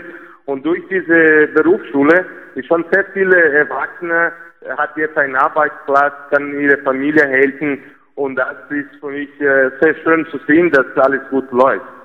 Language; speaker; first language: German; non-native, fluent; Portuguese